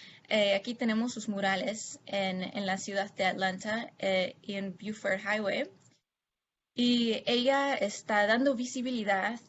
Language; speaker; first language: Spanish; non-native, fluent; English